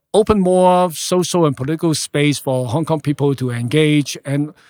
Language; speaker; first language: English; non-native, local second language; Cantonese